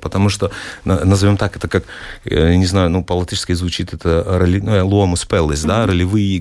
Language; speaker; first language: Russian; native; Russian